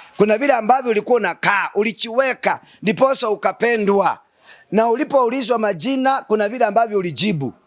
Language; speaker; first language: Swahili; non-native, local second language; Gusii